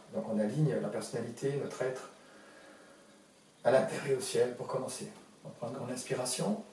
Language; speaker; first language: French; native; French